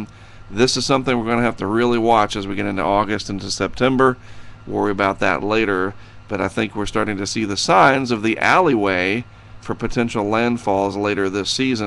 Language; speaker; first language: English; native; English